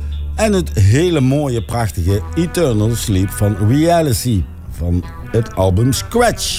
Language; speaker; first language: Dutch; native; Dutch